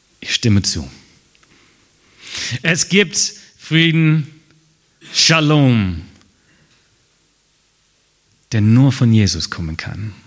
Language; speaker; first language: German; non-native, fluent; English